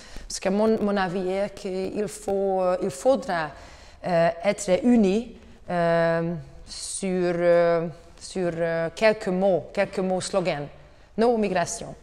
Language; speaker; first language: French; non-native, learner; Hungarian